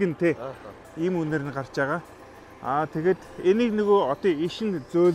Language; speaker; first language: Mongolian; non-native, fluent; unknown